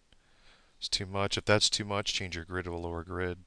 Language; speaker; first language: English; native; English